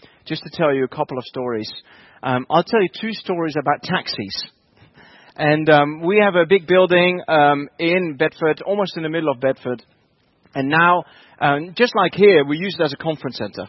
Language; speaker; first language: English; non-native, fluent; Dutch